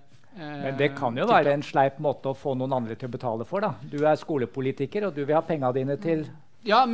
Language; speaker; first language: Norwegian; native; Norwegian